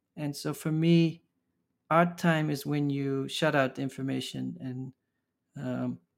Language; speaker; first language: English; early bilingual, other home language; Dutch